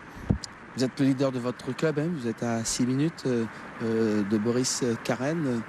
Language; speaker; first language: French; native; French